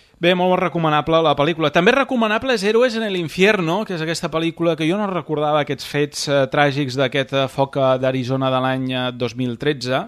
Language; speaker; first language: Catalan; native; Catalan